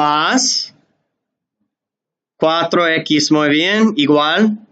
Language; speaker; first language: Spanish; non-native, learner; English